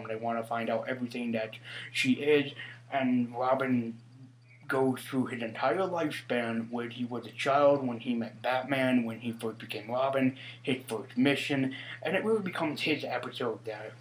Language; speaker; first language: English; native; English